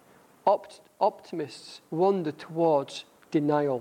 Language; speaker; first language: English; native; English